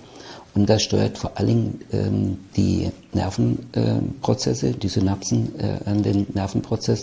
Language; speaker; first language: German; native; German